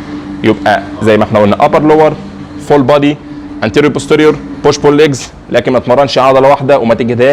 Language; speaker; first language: Arabic; native; Arabic